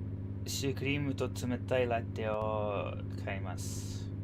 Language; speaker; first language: Japanese; non-native, learner; English